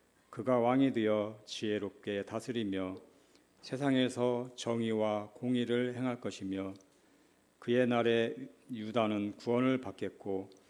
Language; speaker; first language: Korean; native; Korean